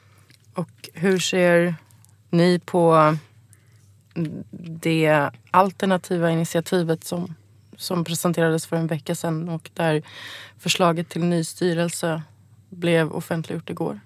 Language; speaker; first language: Swedish; native; Swedish